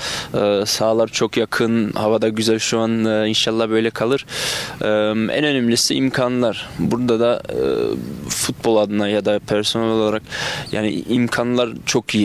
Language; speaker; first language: Turkish; early bilingual, other home language; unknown